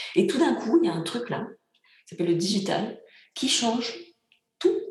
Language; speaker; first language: French; early bilingual, other home language; Bulgarian